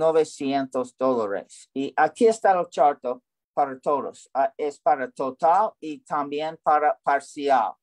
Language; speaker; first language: Spanish; non-native, learner; English